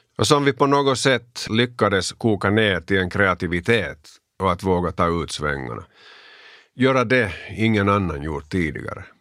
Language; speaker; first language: Swedish; native; Swedish